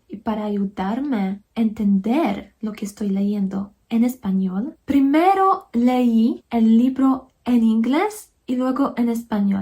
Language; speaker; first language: Spanish; non-native, fluent; Polish